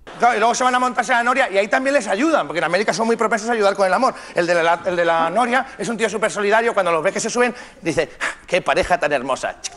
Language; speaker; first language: Spanish; native; Spanish